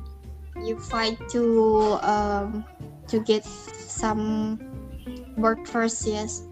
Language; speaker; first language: English; non-native, learner; Indonesian